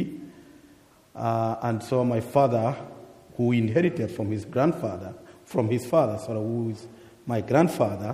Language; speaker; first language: English; non-native, local second language; Masai